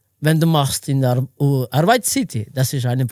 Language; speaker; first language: German; non-native, learner; Portuguese